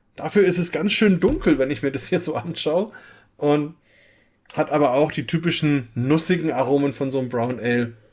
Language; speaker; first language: German; native; German